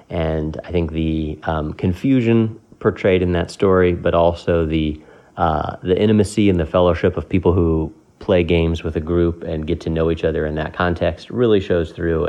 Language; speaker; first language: English; non-native, fluent; French